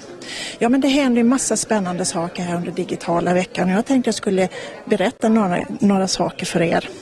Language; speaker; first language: Swedish; native; Swedish